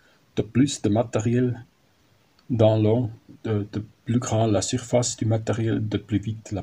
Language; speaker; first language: French; non-native, learner; German